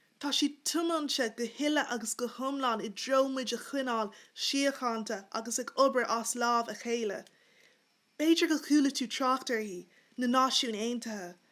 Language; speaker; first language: Irish; native; Irish